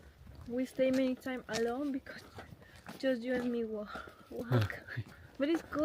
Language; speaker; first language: English; non-native, learner; Spanish